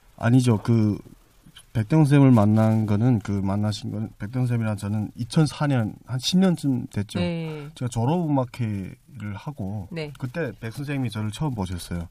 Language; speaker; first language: Korean; native; Korean